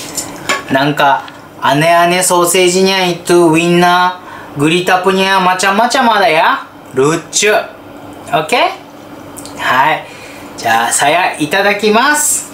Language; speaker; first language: Indonesian; non-native, learner; Japanese